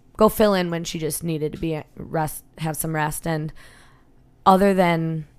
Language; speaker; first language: English; native; English